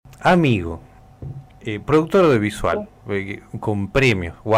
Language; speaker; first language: Spanish; native; Spanish